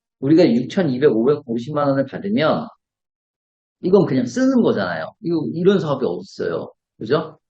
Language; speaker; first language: Korean; native; Korean